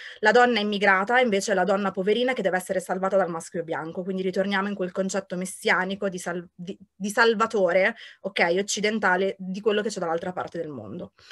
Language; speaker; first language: Italian; native; Italian